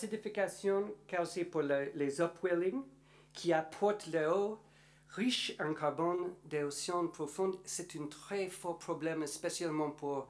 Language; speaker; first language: French; non-native, learner; English